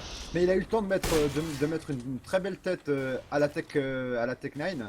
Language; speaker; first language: French; native; French